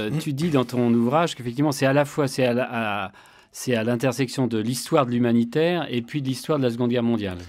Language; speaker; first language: French; native; French